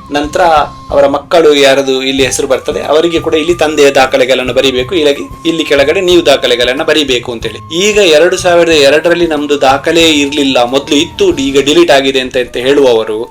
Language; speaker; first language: Kannada; non-native, local second language; Tulu